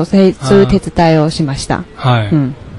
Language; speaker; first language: Japanese; non-native, learner; Chinese